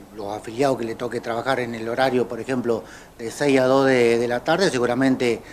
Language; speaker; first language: Spanish; native; Spanish